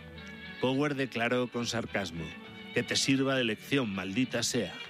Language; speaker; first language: Spanish; native; Spanish